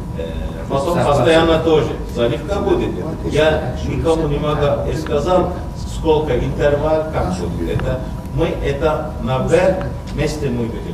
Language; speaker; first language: Russian; non-native, learner; Turkish